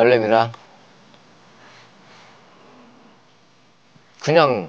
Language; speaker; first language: Korean; native; Korean